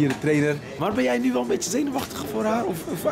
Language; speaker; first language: Dutch; native; Dutch